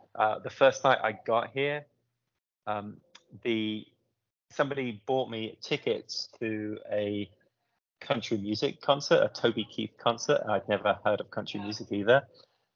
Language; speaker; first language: English; native; English